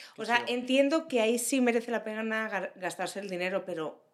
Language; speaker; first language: Spanish; native; Spanish